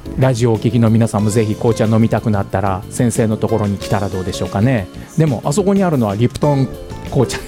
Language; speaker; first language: Japanese; native; Japanese